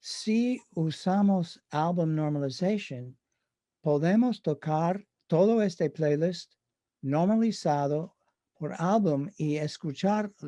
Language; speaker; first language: Spanish; non-native, fluent; English